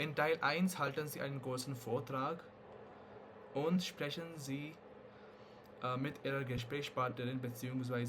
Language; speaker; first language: German; non-native, fluent; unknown